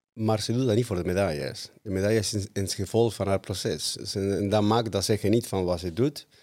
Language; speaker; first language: Dutch; non-native, fluent; Spanish